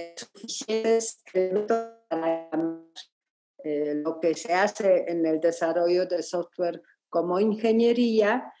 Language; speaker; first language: Spanish; non-native, fluent; Polish